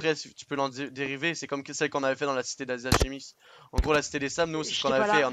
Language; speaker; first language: French; native; French